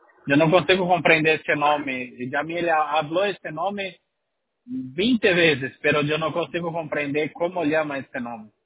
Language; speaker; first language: Spanish; non-native, learner; Portuguese